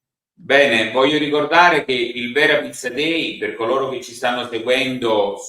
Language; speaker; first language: Italian; native; Italian